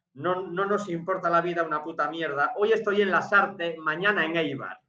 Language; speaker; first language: Spanish; native; Spanish